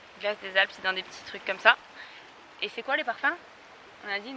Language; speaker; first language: French; native; French